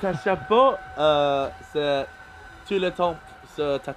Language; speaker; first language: French; non-native, learner; Korean